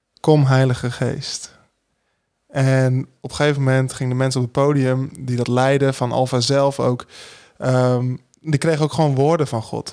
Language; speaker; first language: Dutch; native; Dutch